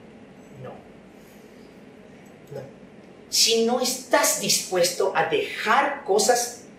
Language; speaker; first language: Spanish; non-native, fluent; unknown